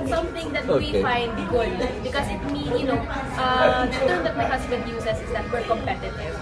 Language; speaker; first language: English; non-native, local second language; Cebuano